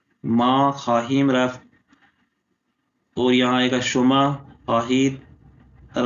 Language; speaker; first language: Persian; non-native, fluent; Urdu